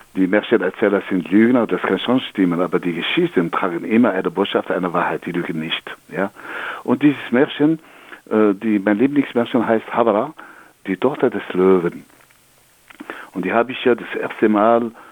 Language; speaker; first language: German; non-native, fluent; Kabyle